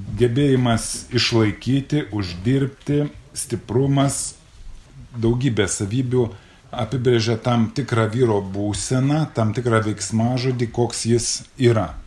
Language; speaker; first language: Lithuanian; native; Lithuanian